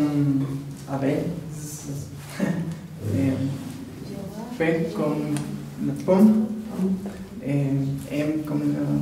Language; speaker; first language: French; non-native, learner; Spanish